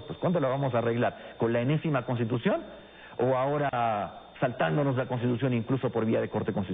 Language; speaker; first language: Spanish; native; Spanish